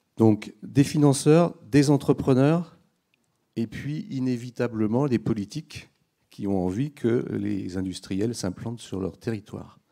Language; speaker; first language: French; native; French